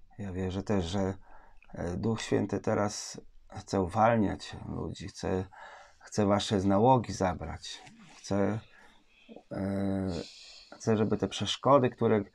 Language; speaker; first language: Polish; native; Polish